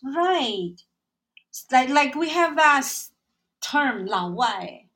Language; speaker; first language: English; non-native, fluent; Chinese